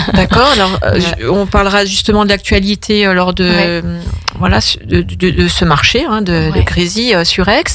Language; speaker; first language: French; native; French